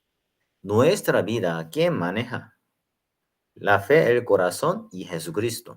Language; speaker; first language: Spanish; non-native, learner; Korean